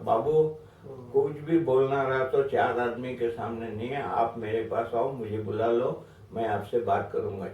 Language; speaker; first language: Hindi; non-native, local second language; Marathi